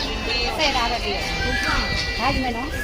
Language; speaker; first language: Hindi; non-native, learner; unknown